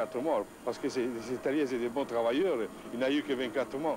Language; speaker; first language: French; non-native, fluent; Italian